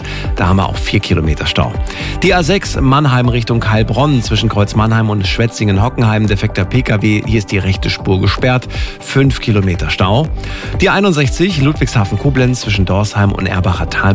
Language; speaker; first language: German; native; German